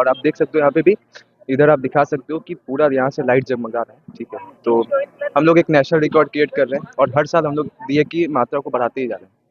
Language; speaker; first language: Hindi; native; Hindi